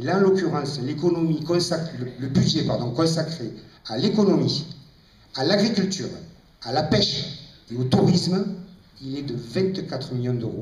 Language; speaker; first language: French; native; French